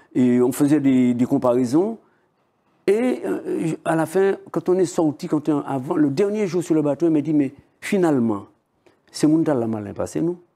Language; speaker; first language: French; native; French